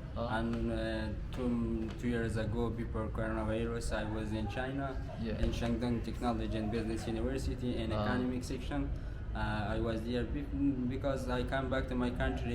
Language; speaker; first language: English; non-native, learner; Persian